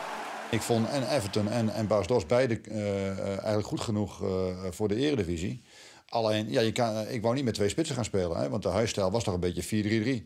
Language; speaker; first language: Dutch; native; Dutch